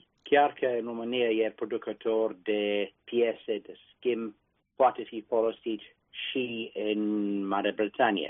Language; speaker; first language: Romanian; non-native, fluent; English